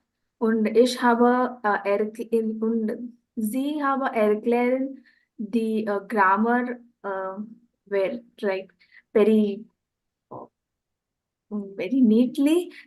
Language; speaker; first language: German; non-native, learner; Marathi